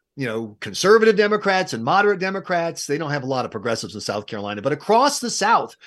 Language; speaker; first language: English; native; English